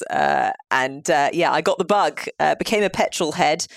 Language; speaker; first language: English; native; English